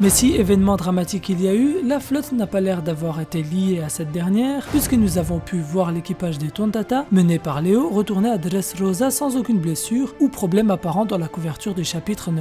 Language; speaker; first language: French; native; French